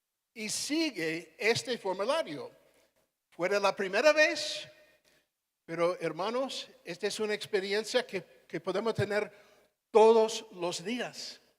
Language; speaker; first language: Spanish; non-native, fluent; English